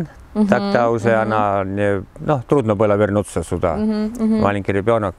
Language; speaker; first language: Russian; non-native, learner; Estonian